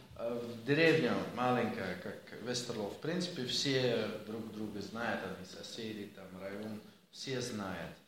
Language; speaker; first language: Russian; non-native, learner; Dutch